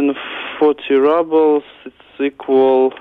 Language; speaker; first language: English; non-native, learner; Russian